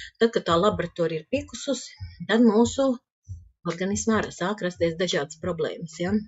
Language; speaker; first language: Latvian; native; Latvian